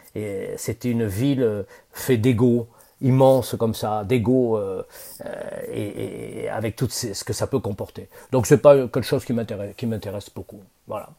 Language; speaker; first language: French; native; French